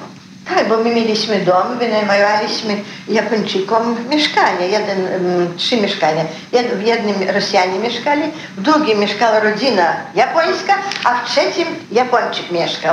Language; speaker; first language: Polish; early bilingual, heritage; Polish